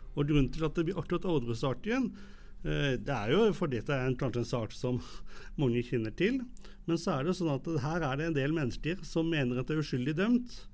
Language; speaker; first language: Norwegian; native; Norwegian